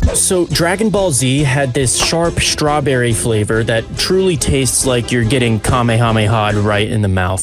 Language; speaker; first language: English; native; English